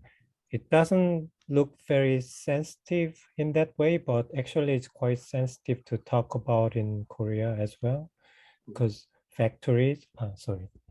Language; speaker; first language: English; non-native, fluent; Korean